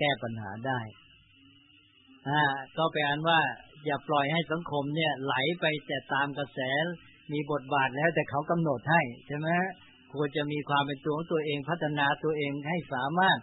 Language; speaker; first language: Thai; native; Thai